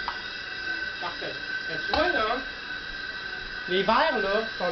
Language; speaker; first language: French; native; French